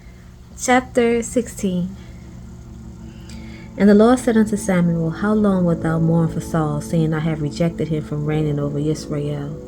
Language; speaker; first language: English; native; English